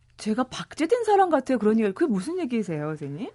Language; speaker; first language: Korean; native; Korean